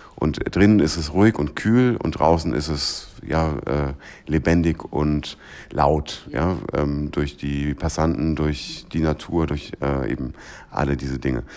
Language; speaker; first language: German; native; German